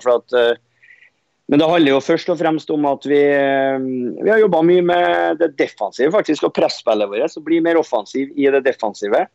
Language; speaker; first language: Norwegian; native; Norwegian